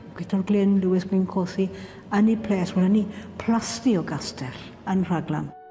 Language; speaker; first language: Welsh; native; Welsh